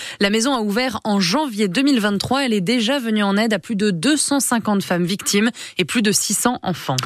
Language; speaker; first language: French; native; French